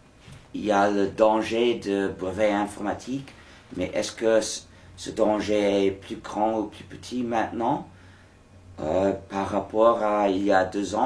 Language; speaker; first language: French; non-native, fluent; English